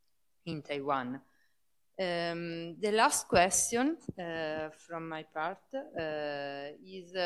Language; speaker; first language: English; non-native, fluent; Italian